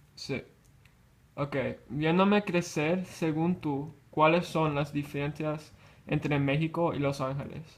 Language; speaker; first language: Spanish; early bilingual, heritage; Spanish